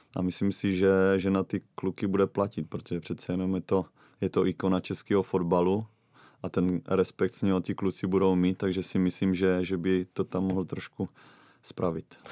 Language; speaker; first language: Czech; native; Czech